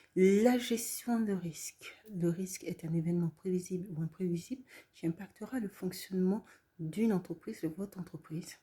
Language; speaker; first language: French; native; French